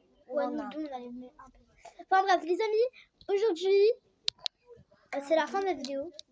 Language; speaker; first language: French; native; French